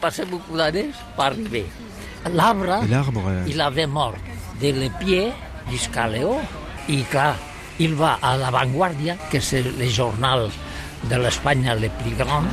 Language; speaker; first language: French; non-native, learner; Catalan